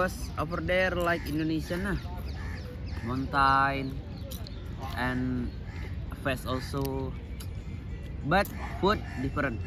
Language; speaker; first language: English; non-native, learner; Indonesian